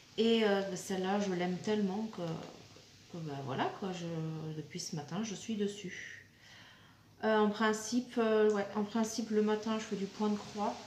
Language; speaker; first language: French; native; French